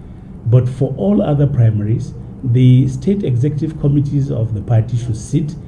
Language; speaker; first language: English; non-native, local second language; Hausa